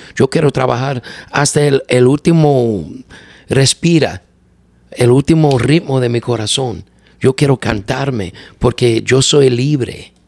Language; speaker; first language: Spanish; non-native, learner; English